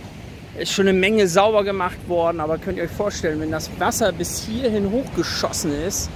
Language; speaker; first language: German; native; German